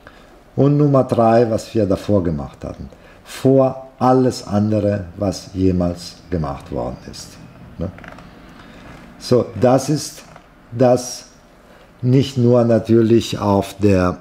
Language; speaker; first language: German; non-native, fluent; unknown